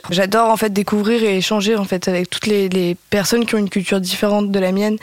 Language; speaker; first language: French; native; French